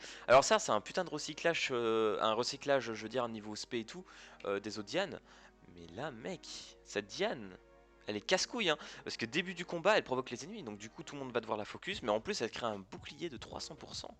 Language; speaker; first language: French; native; French